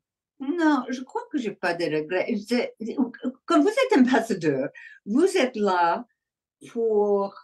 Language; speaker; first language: French; non-native, learner; English